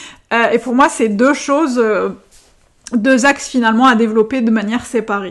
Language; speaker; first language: French; native; French